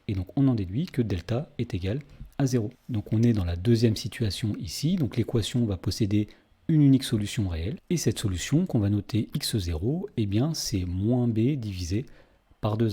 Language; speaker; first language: French; native; French